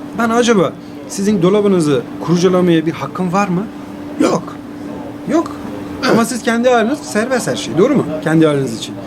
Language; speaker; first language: Turkish; non-native, fluent; Persian